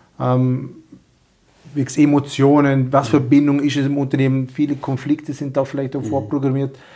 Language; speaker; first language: German; native; German